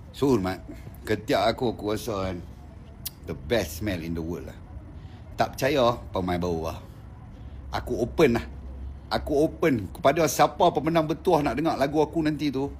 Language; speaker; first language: Malay; native; Malay